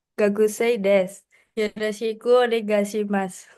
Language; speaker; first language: Japanese; non-native, learner; Indonesian